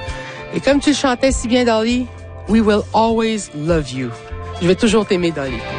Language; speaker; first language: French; native; French